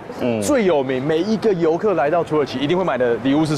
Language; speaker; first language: Chinese; native; Chinese